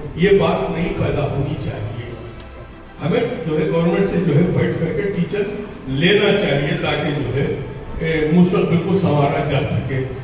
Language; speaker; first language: Urdu; native; Urdu